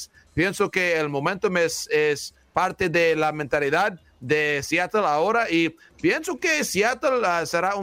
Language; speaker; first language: Spanish; non-native, learner; English